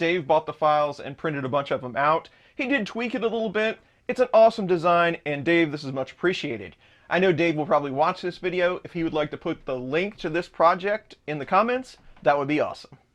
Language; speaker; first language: English; native; English